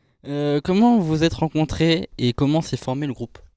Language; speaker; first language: French; native; French